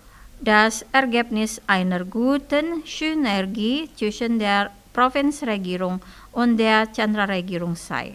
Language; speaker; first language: German; non-native, fluent; Indonesian